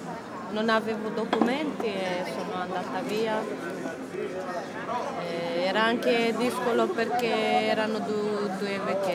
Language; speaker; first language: Italian; non-native, learner; Romanian